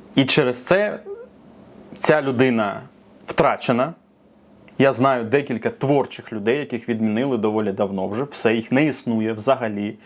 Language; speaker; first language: Ukrainian; non-native, local second language; Russian